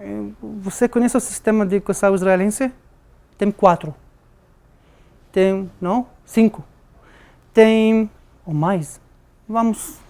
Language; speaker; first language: Portuguese; non-native, learner; Arabic